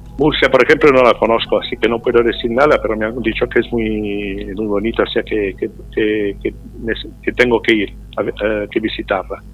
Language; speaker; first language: Spanish; non-native, fluent; Italian